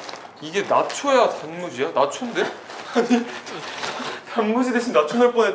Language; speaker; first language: Korean; native; Korean